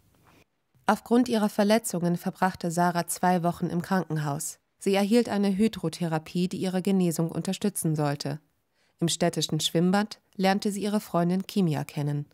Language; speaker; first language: German; native; German